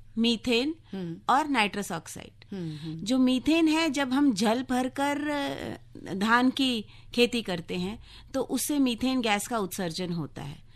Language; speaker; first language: Hindi; native; Hindi